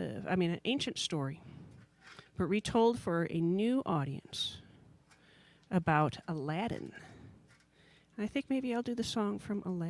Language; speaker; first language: English; native; English